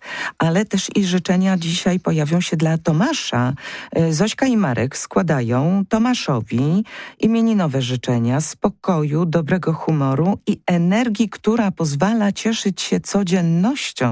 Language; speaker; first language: Polish; native; Polish